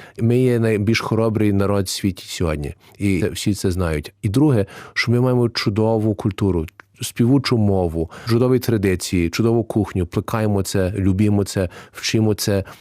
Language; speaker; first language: Ukrainian; early bilingual, heritage; Ukrainian